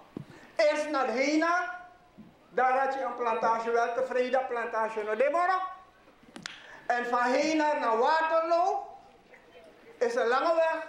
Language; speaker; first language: Dutch; non-native, local second language; Sranan Tongo